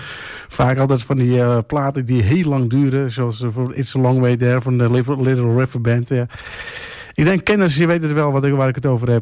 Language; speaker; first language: Dutch; native; Dutch